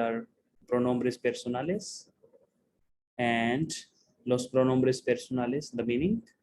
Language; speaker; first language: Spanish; non-native, fluent; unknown